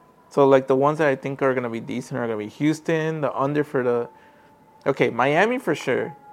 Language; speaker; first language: English; early bilingual, other home language; Spanish